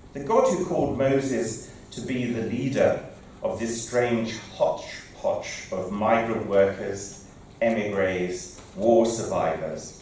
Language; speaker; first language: English; native; English